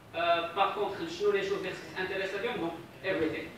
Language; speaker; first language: French; non-native, local second language; Arabic